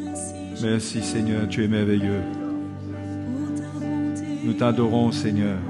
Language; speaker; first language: French; native; French